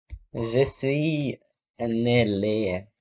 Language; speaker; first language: French; non-native, learner; Russian